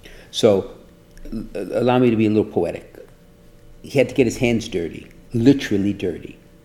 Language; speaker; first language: English; native; English